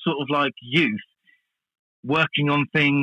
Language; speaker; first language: English; native; English